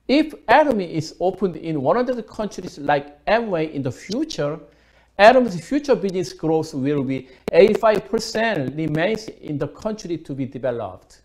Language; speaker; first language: English; non-native, fluent; Korean